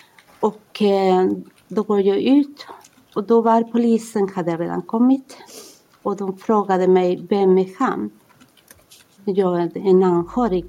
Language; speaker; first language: Swedish; non-native, fluent; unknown